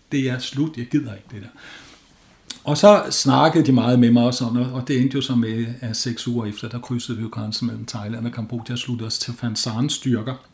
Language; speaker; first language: Danish; native; Danish